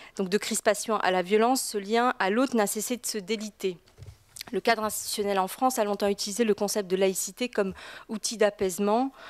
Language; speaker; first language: French; native; French